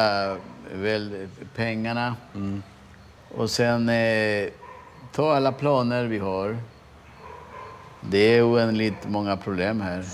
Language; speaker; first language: Swedish; early bilingual, heritage; Swedish